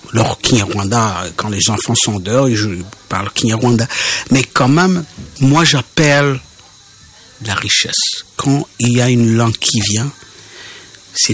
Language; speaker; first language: French; non-native, local second language; Kinyarwanda